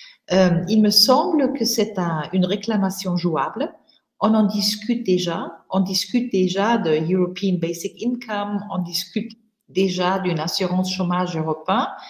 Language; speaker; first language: French; non-native, fluent; German